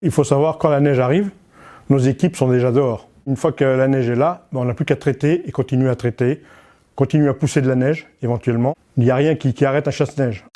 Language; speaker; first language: French; native; French